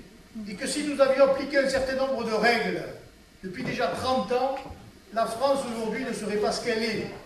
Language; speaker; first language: French; native; French